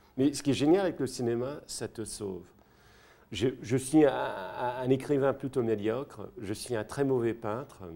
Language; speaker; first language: French; early bilingual, other home language; English